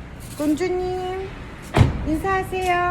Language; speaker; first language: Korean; non-native, fluent; Mongolian